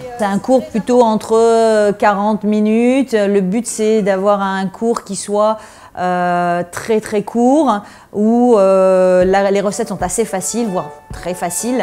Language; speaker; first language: French; native; French